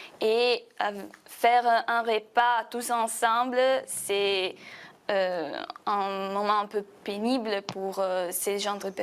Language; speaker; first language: French; non-native, fluent; Arabic